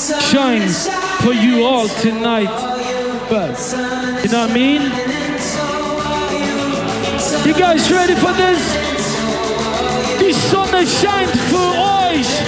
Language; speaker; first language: English; non-native, fluent; Swedish